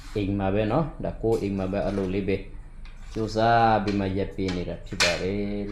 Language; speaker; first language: Burmese; non-native, local second language; Tedim Chin